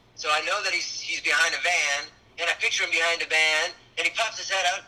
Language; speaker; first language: English; early bilingual, other home language; Spanish